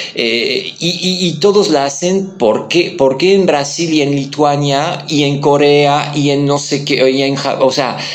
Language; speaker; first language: Spanish; non-native, fluent; French